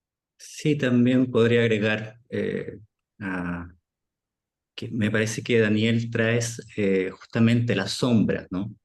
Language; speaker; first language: Spanish; native; Spanish